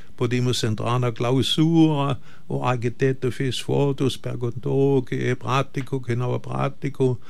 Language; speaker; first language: Portuguese; non-native, fluent; German